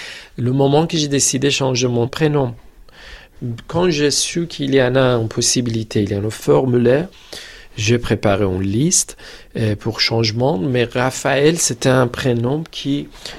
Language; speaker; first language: French; non-native, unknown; Persian